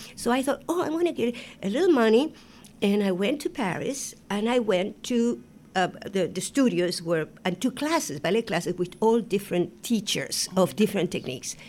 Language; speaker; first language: English; non-native, fluent; Spanish